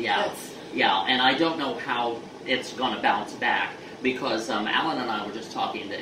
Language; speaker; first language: English; native; English